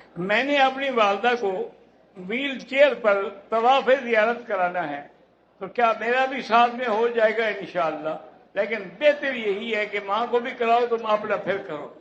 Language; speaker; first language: Urdu; native; Urdu